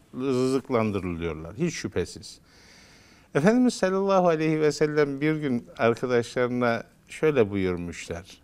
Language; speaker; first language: Turkish; native; Turkish